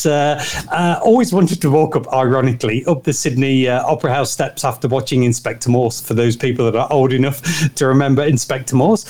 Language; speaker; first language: English; native; English